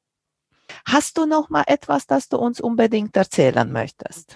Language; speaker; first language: German; non-native, fluent; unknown